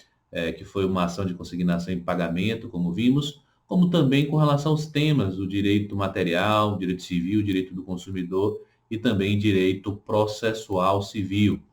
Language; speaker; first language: Portuguese; native; Portuguese